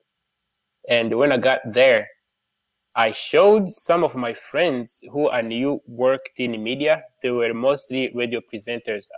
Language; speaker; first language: English; non-native, local second language; Kinyarwanda